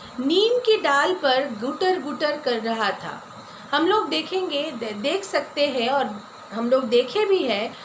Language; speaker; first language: Hindi; non-native, local second language; Bangla